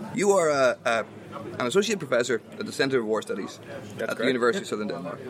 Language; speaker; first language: English; native; English